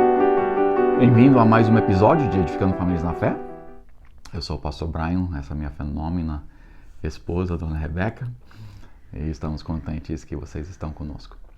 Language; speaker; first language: Portuguese; non-native, fluent; English